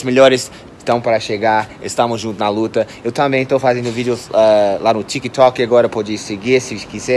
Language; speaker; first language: Portuguese; non-native, fluent; English